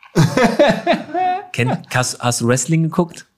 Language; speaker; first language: German; early bilingual, other home language; Arabic